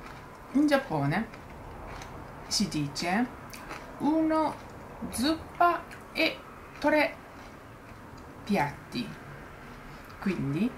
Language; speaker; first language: Italian; non-native, learner; Japanese